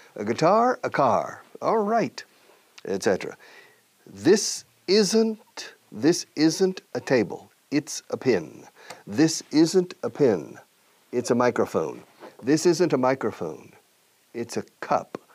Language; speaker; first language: English; native; English